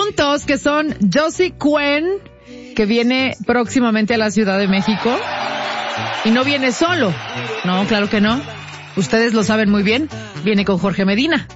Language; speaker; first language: Spanish; native; Spanish